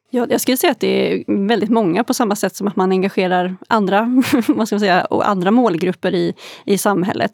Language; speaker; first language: Swedish; native; Swedish